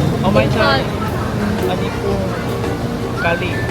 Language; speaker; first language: Thai; non-native, learner; Korean